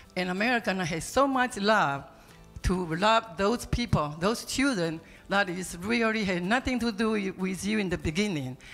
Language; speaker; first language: English; non-native, learner; Chinese